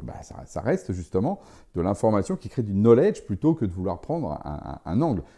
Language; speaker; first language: French; native; French